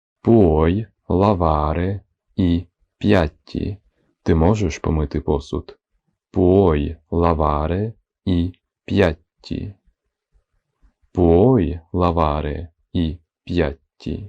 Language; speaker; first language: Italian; non-native, fluent; Ukrainian